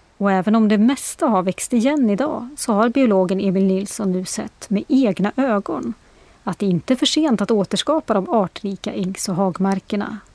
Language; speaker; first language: Swedish; native; Swedish